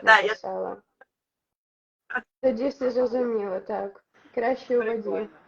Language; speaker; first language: Ukrainian; non-native, local second language; Russian